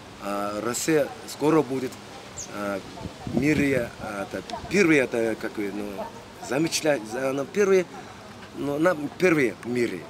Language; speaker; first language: Russian; non-native, learner; Mongolian